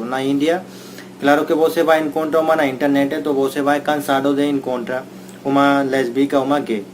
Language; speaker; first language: Portuguese; non-native, learner; Hindi